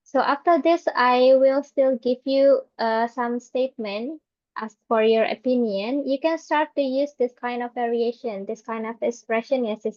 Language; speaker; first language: English; non-native, fluent; Indonesian